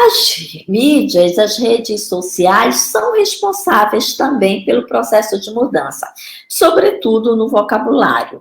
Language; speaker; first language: Portuguese; native; Portuguese